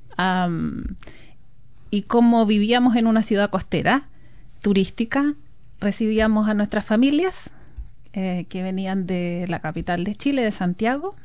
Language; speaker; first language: Spanish; native; Spanish